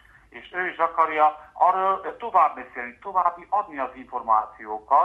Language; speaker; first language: Hungarian; non-native, fluent; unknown